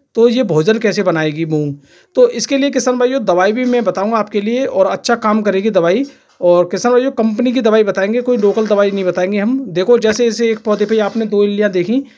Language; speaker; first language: Hindi; native; Hindi